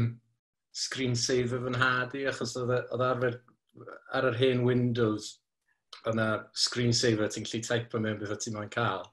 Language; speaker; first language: Welsh; native; Welsh